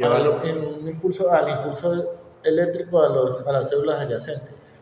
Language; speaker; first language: Spanish; native; Spanish